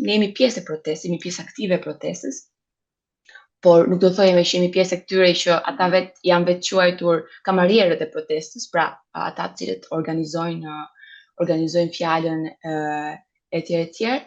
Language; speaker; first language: Albanian; native; Albanian